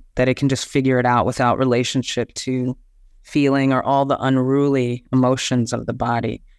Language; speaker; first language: English; native; English